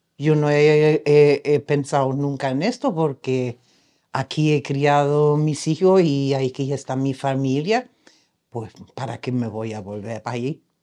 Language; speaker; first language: Spanish; non-native, fluent; German